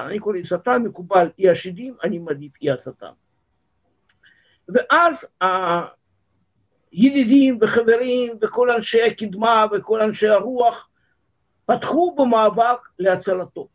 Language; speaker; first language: Hebrew; non-native, fluent; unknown